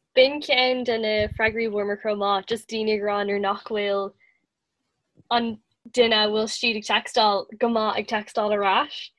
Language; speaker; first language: Irish; non-native, local second language; English